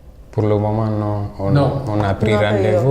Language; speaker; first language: French; non-native, local second language; Fula